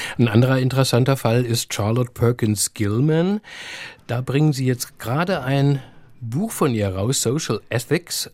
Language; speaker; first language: German; native; German